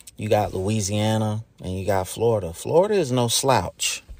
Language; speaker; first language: English; native; English